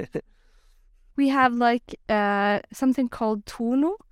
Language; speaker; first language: English; non-native, fluent; Norwegian